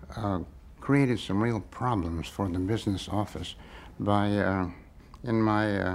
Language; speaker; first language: English; native; English